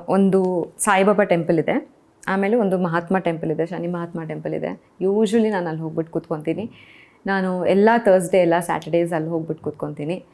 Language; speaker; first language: Kannada; non-native, local second language; Kodava